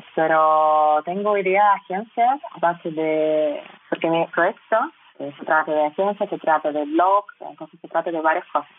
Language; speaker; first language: Spanish; non-native, fluent; Russian